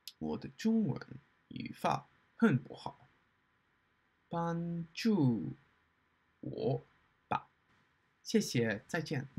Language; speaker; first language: Chinese; non-native, learner; English